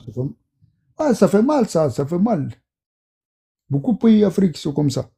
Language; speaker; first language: French; non-native, learner; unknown